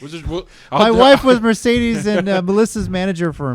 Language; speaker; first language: English; native; English